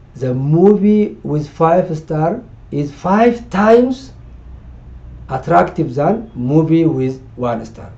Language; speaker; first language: English; non-native, local second language; Amharic